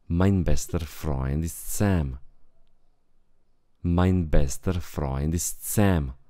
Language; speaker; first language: German; non-native, fluent; Romanian